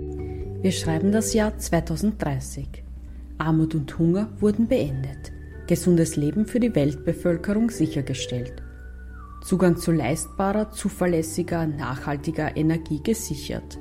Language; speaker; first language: German; native; German